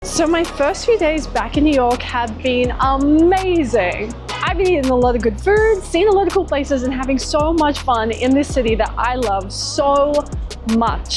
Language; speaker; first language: English; native; English